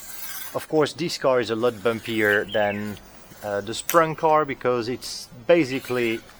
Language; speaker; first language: English; non-native, fluent; French